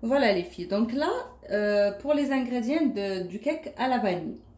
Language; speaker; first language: French; non-native, local second language; Arabic